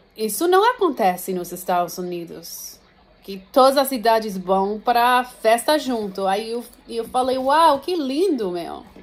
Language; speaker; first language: Portuguese; non-native, fluent; English